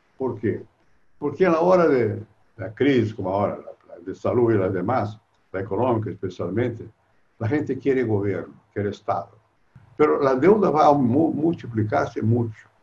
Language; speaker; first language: Spanish; non-native, fluent; Portuguese